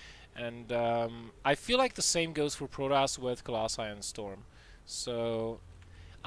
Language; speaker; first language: English; non-native, fluent; Dutch